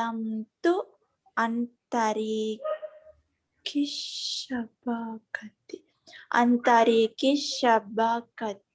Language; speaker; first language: Arabic; non-native, learner; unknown